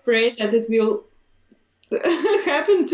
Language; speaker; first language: English; non-native, fluent; Russian